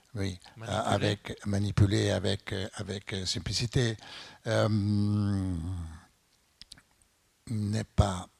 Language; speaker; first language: French; non-native, fluent; Italian